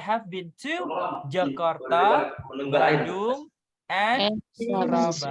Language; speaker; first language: English; non-native, fluent; Indonesian